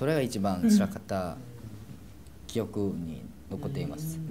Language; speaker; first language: Japanese; non-native, fluent; Korean